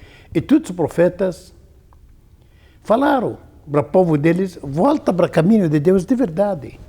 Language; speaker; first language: Portuguese; non-native, learner; Arabic